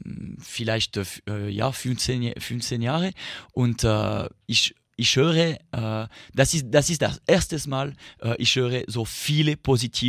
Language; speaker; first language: German; non-native, local second language; French